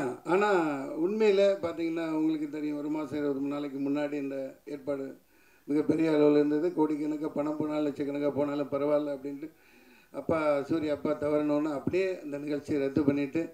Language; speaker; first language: Tamil; native; Tamil